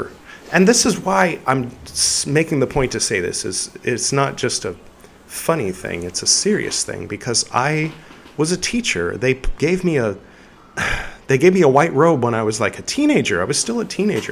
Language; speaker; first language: English; native; English